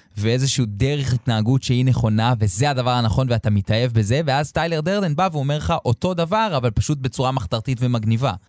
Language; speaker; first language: Hebrew; native; Hebrew